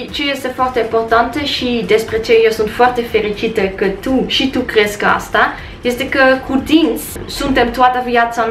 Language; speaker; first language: Romanian; non-native, learner; Dutch